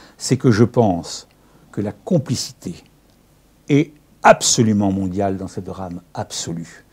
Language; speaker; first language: French; native; French